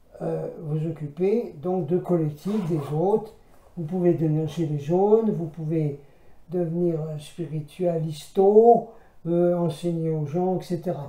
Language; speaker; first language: French; native; French